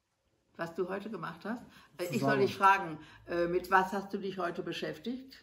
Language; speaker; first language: German; non-native, learner; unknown